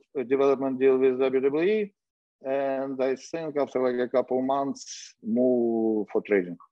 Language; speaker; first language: English; non-native, fluent; Russian